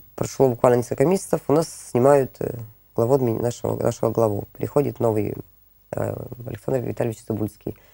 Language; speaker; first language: Russian; native; Russian